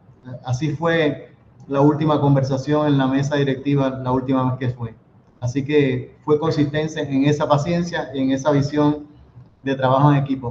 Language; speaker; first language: Spanish; native; Spanish